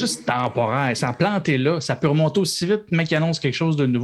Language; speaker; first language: French; native; French